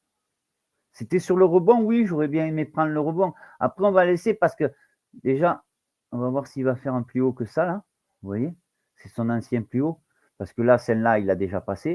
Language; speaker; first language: French; native; French